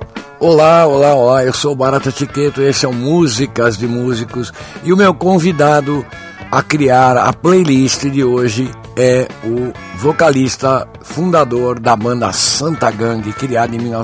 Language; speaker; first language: Portuguese; native; Portuguese